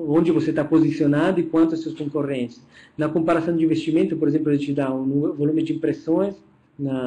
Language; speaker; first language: Portuguese; non-native, fluent; Italian